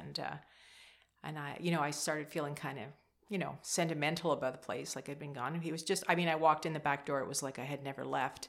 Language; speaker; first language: English; native; English